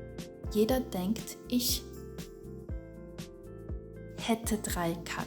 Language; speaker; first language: German; non-native, fluent; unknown